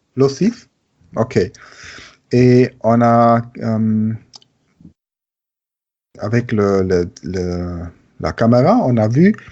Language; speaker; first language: French; non-native, learner; German